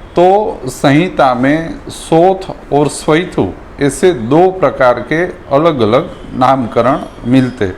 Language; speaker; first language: Hindi; non-native, local second language; Gujarati